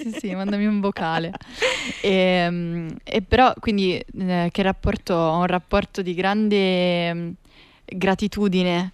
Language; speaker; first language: Italian; native; Italian